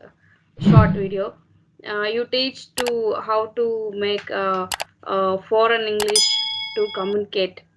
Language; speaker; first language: English; non-native, learner; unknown